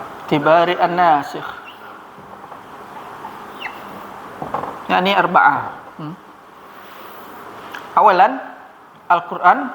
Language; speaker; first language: Arabic; non-native, fluent; Indonesian